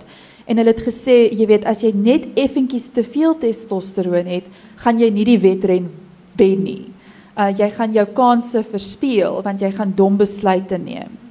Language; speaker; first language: Afrikaans; native; Afrikaans